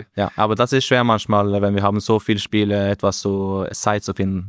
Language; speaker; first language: German; non-native, learner; Norwegian